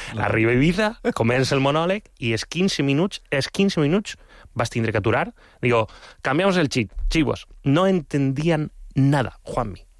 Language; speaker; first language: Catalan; non-native, local second language; Spanish